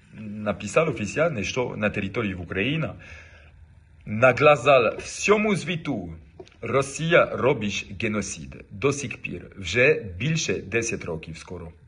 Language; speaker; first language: Ukrainian; non-native, learner; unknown